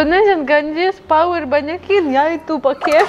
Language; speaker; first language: Indonesian; non-native, learner; Russian